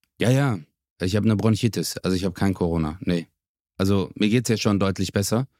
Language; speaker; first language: German; early bilingual, other home language; Turkish